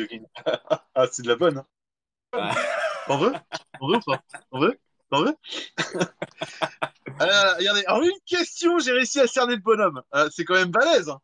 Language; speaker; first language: French; native; French